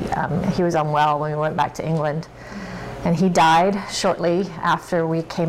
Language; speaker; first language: English; native; English